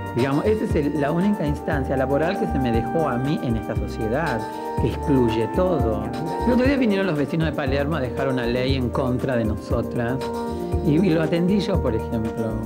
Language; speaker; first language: Spanish; native; Spanish